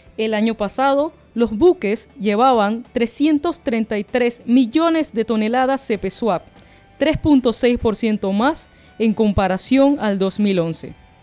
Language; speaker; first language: Spanish; native; Spanish